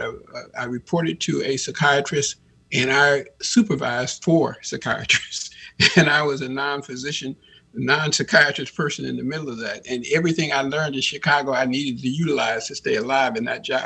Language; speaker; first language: English; native; English